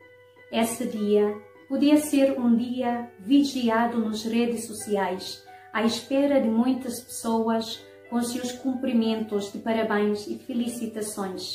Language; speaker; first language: Portuguese; non-native, fluent; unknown